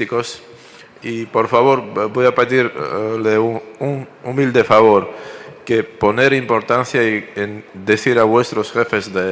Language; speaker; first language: Spanish; non-native, fluent; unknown